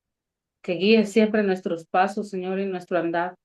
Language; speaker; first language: Spanish; native; Spanish